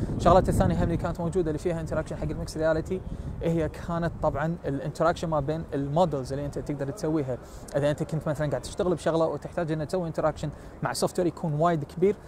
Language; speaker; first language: Arabic; native; Arabic